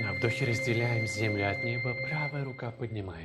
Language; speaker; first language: Russian; native; Russian